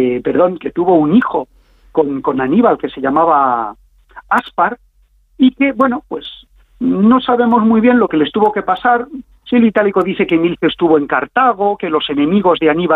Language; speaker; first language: Spanish; native; Spanish